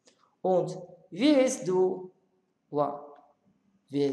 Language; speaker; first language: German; non-native, learner; Arabic